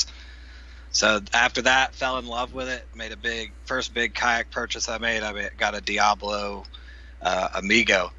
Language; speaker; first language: English; native; English